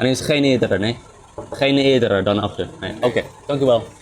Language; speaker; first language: Dutch; non-native, learner; English